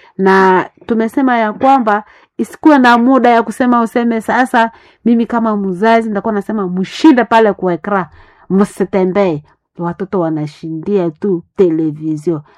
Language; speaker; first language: Swahili; non-native, local second language; Nande